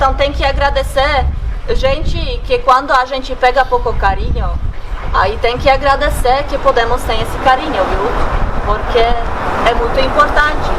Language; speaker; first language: Portuguese; non-native, learner; Polish